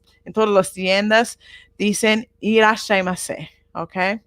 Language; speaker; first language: Spanish; non-native, learner; Japanese